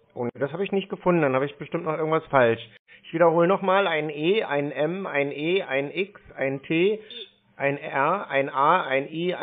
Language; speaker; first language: German; native; German